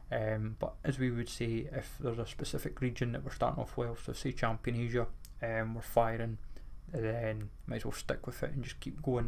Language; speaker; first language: English; native; English